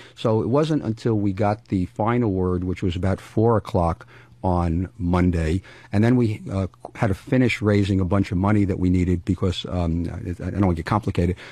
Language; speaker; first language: English; native; English